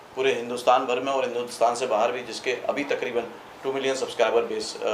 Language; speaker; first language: Hindi; native; Hindi